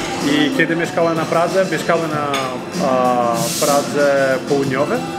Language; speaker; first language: Polish; non-native, learner; Portuguese